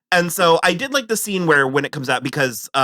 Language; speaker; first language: English; native; English